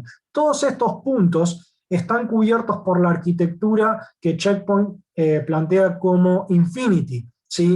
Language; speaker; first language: Spanish; native; Spanish